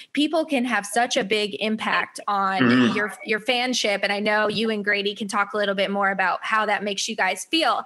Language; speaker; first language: English; native; English